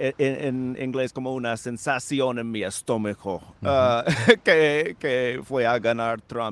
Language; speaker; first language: Spanish; non-native, fluent; English